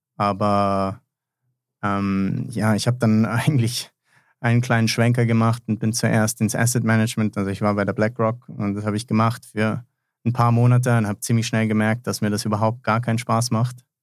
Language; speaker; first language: German; native; German